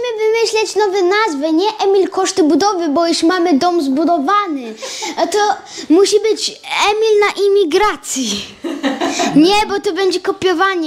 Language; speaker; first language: Polish; early bilingual, heritage; Polish